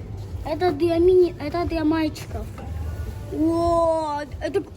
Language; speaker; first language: Russian; early bilingual, heritage; Russian